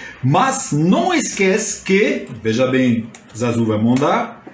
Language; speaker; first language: Portuguese; non-native, fluent; French